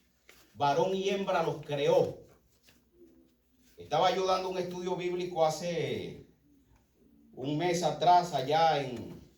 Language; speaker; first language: Spanish; native; Spanish